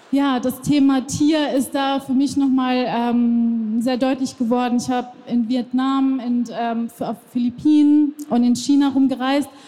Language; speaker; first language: German; non-native, fluent; Persian